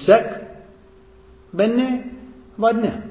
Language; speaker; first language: Hungarian; non-native, fluent; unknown